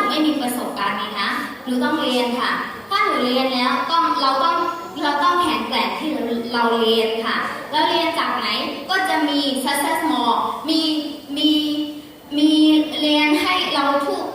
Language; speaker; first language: Thai; non-native, fluent; Burmese